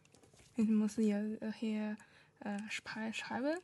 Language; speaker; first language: German; non-native, learner; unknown